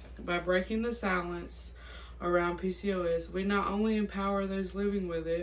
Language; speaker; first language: English; native; English